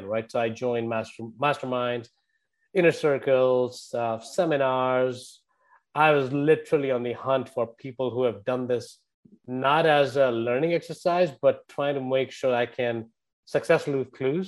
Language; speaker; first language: English; non-native, local second language; Hindi